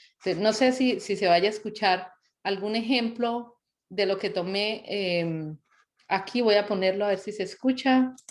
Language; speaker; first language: Spanish; native; Spanish